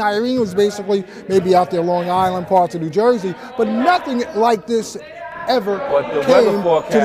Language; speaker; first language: English; native; English